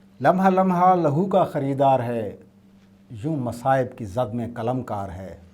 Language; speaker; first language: Urdu; non-native, local second language; Saraiki